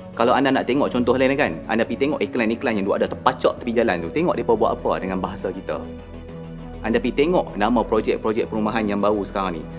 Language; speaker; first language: Malay; native; Malay